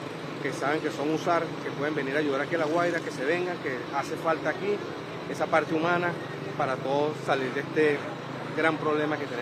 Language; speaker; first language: Spanish; native; Spanish